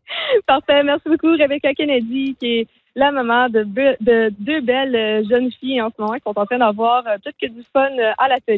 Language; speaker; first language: French; native; French